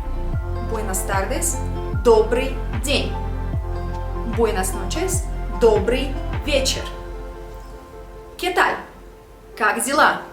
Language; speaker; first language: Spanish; non-native, fluent; Russian